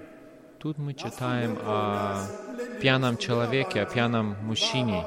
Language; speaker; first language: Russian; non-native, fluent; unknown